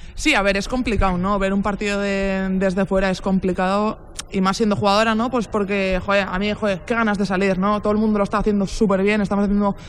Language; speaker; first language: Spanish; native; Spanish